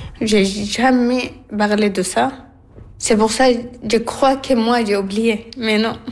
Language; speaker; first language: French; non-native, learner; Arabic